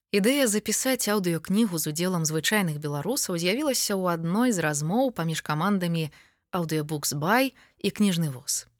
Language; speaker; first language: Belarusian; native; Belarusian